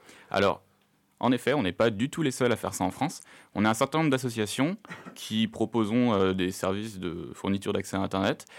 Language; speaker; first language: French; native; French